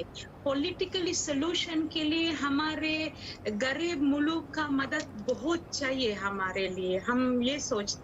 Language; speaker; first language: Hindi; non-native, learner; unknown